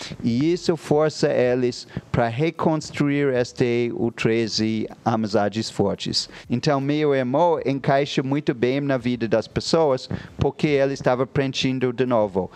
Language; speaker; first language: Portuguese; non-native, fluent; English